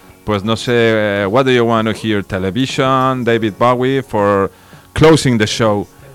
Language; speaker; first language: English; non-native, learner; Spanish